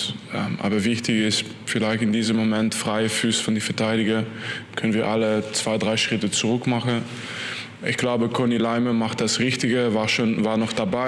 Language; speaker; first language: German; non-native, fluent; French